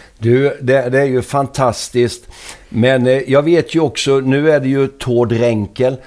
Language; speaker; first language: Swedish; native; Swedish